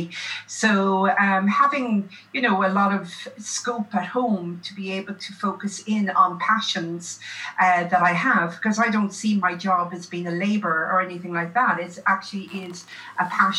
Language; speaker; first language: English; native; English